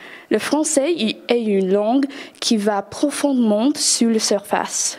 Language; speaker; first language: French; non-native, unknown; English